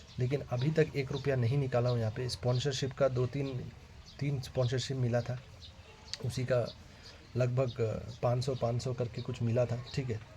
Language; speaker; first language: Hindi; non-native, local second language; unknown